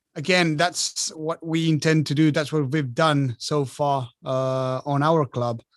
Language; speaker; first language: English; non-native, fluent; Spanish